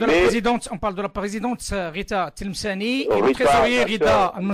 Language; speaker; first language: French; non-native, local second language; Arabic